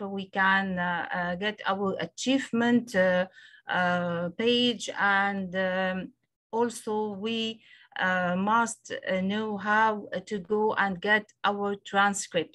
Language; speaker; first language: English; non-native, local second language; Arabic